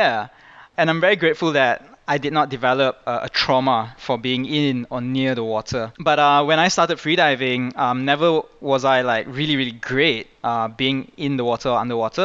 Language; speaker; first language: English; native; English